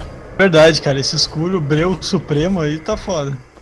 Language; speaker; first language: Portuguese; native; Portuguese